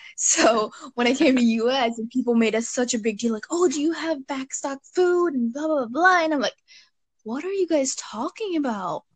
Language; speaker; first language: English; early bilingual, other home language; Bangla